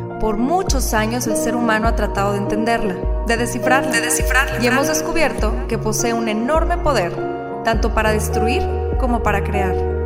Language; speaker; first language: Spanish; native; Spanish